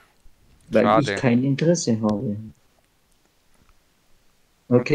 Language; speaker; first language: German; native; German